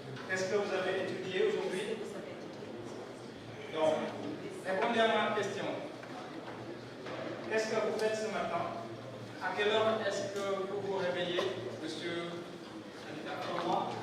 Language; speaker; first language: French; non-native, fluent; Indonesian